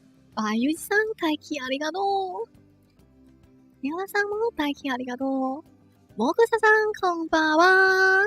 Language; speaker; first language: Japanese; non-native, learner; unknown